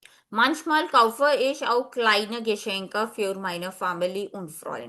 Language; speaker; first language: German; non-native, fluent; Hindi